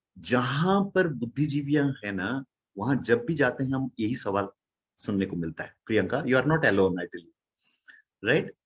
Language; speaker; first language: Hindi; non-native, local second language; Odia